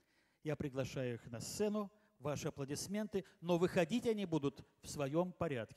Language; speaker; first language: Russian; native; Russian